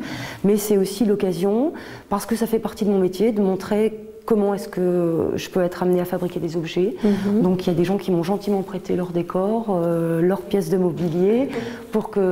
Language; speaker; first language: French; native; French